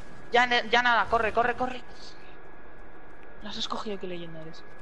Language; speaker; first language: Spanish; native; Spanish